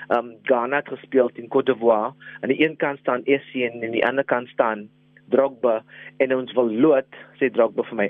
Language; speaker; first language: Afrikaans; non-native, local second language; English